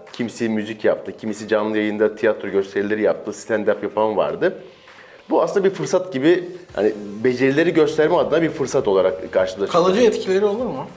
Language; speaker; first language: Turkish; native; Turkish